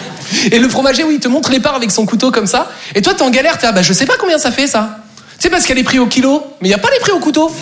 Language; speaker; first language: French; native; French